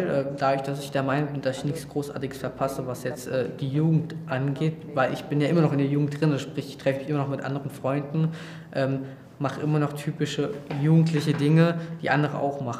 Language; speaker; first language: German; native; German